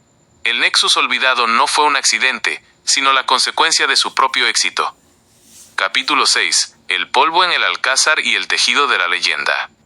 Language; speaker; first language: Spanish; native; Spanish